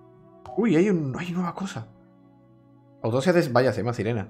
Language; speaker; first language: Spanish; native; Spanish